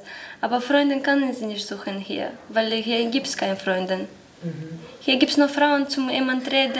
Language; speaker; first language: German; non-native, learner; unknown